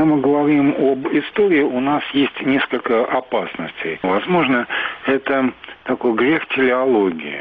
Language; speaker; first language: Russian; native; Russian